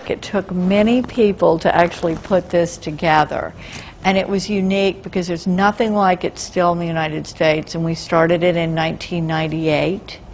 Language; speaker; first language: English; native; English